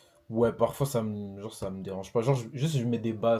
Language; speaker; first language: French; native; French